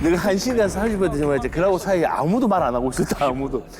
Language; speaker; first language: Korean; native; Korean